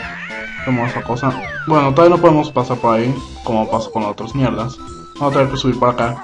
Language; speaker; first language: Spanish; native; Spanish